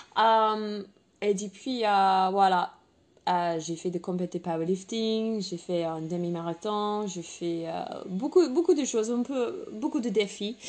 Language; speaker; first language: French; non-native, fluent; English